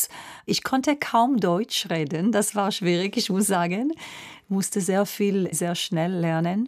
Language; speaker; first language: German; non-native, fluent; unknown